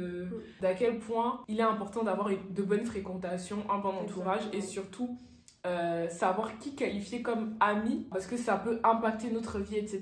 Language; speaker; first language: French; native; French